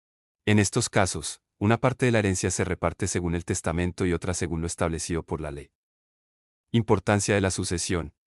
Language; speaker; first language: Spanish; native; Spanish